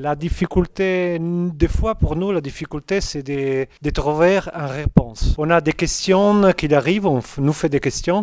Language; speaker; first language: French; non-native, fluent; Spanish